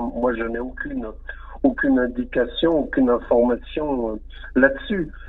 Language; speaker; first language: French; native; French